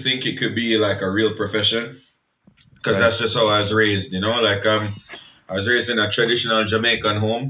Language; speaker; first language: English; non-native, local second language; Jamaican Creole English